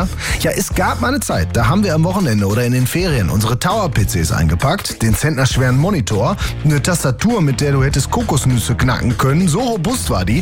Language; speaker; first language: German; native; German